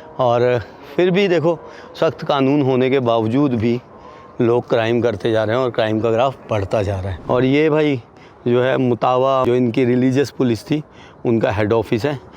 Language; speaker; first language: Hindi; native; Hindi